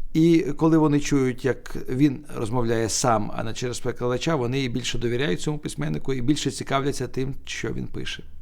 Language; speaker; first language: Ukrainian; non-native, local second language; Russian